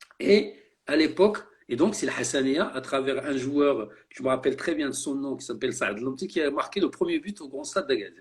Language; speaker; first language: French; non-native, local second language; Arabic